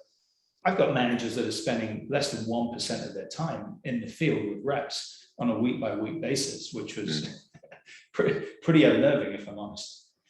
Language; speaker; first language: English; native; English